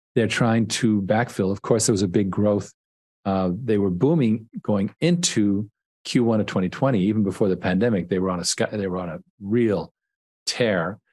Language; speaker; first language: English; native; English